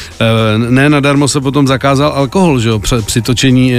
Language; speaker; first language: Czech; native; Czech